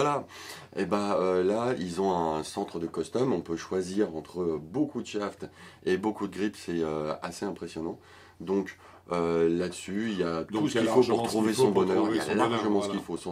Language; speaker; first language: French; native; French